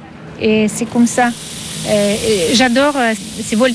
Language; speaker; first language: French; non-native, fluent; Russian